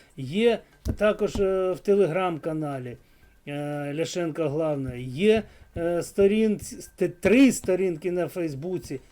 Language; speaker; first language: Ukrainian; non-native, local second language; Russian